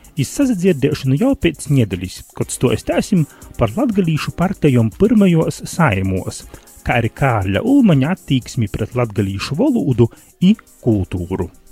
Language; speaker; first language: Latvian; native; Latvian